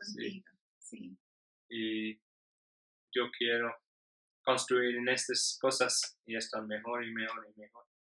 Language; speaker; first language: Spanish; non-native, learner; English